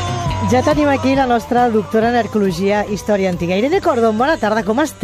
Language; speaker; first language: Catalan; native; Catalan